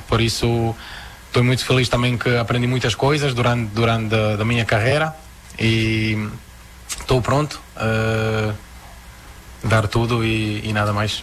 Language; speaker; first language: Portuguese; non-native, fluent; Croatian